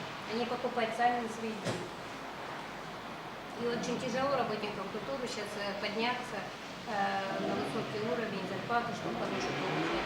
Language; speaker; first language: Russian; native; Russian